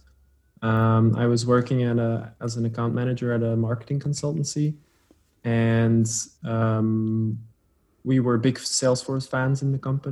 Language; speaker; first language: English; non-native, fluent; Dutch